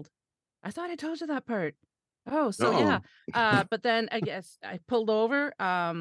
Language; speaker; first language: English; non-native, fluent; French